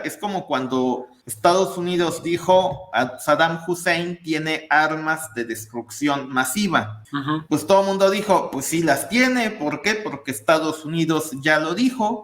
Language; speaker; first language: Spanish; native; Spanish